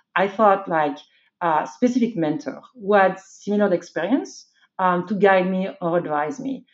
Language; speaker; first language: English; non-native, fluent; French